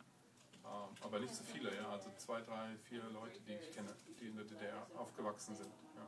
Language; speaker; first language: German; native; German